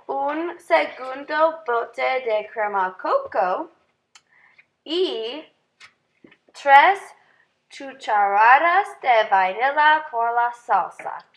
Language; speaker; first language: Spanish; non-native, learner; English